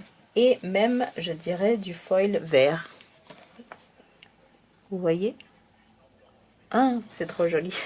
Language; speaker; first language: French; native; French